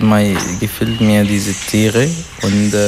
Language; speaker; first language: German; non-native, learner; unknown